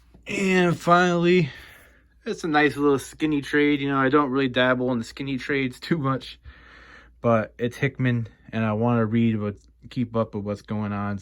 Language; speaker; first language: English; native; English